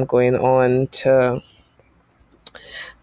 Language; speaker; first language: English; native; English